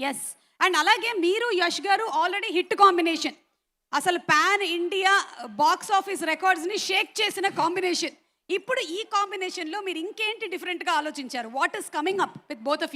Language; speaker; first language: Telugu; native; Telugu